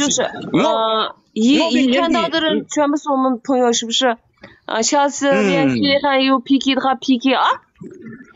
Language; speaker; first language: Chinese; non-native, local second language; Uyghur